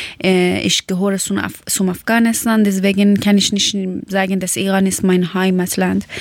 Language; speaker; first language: German; non-native, learner; Persian